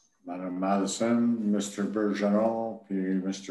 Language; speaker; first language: French; native; French